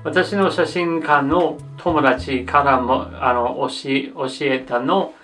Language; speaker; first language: Japanese; non-native, learner; English